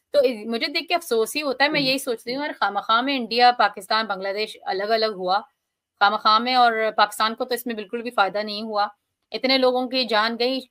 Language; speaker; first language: Hindi; early bilingual, heritage; Hindi